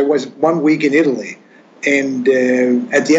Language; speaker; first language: English; non-native, fluent; Swedish